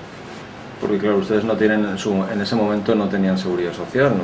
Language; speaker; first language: Spanish; native; Spanish